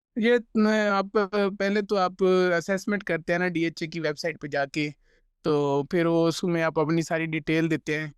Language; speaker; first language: Urdu; non-native, local second language; Punjabi